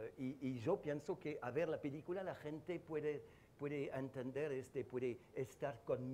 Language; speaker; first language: Spanish; non-native, fluent; French